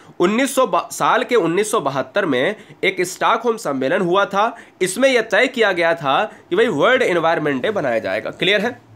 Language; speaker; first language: Hindi; native; Hindi